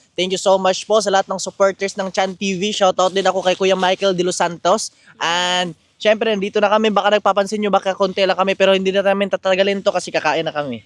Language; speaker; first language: Filipino; native; Filipino